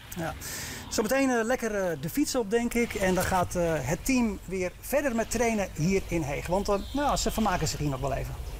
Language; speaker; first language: Dutch; native; Dutch